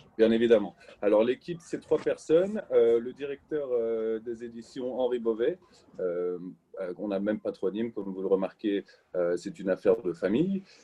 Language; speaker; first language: French; native; French